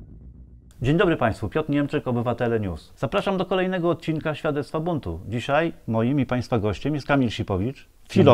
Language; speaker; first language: Polish; native; Polish